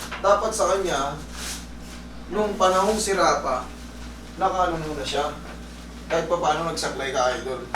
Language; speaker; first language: Filipino; native; Filipino